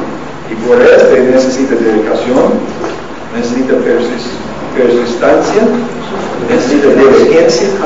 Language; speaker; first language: Spanish; non-native, fluent; English